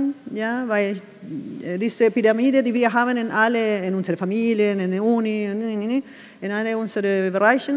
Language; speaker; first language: German; non-native, fluent; Spanish